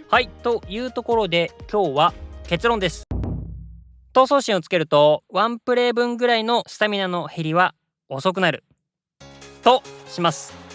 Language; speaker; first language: Japanese; native; Japanese